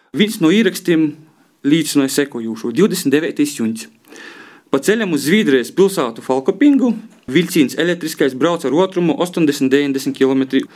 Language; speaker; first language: Latvian; native; Latvian